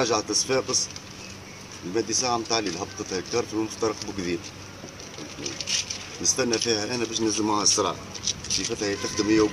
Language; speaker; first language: Arabic; native; Arabic